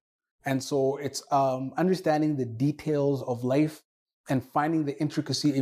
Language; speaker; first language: English; non-native, fluent; Somali